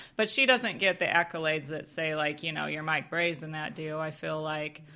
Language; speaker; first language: English; native; English